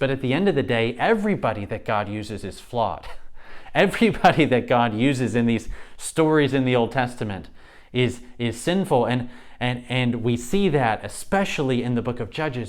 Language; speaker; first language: English; native; English